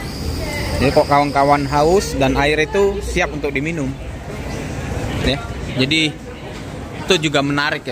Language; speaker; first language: Indonesian; native; Indonesian